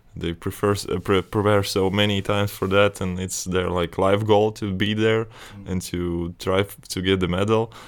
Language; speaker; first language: English; non-native, fluent; Latvian